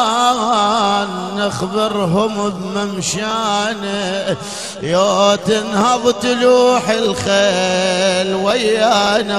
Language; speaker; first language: Arabic; native; Arabic